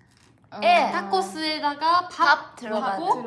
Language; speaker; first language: Korean; non-native, fluent; Japanese